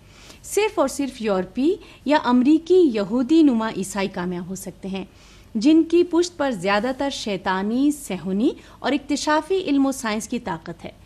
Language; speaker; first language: Urdu; native; Urdu